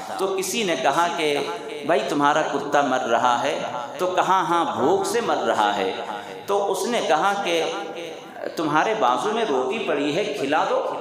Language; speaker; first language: Urdu; native; Urdu